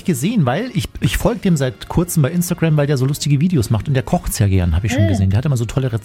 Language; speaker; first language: German; native; German